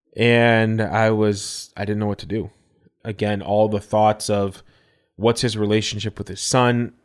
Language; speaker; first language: English; native; English